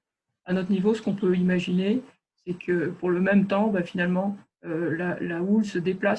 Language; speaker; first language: French; native; French